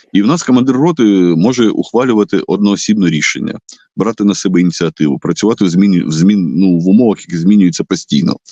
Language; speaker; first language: Ukrainian; non-native, local second language; Russian